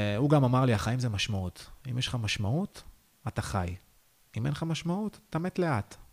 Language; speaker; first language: Hebrew; native; Hebrew